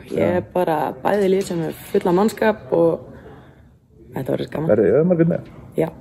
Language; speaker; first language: Icelandic; native; Icelandic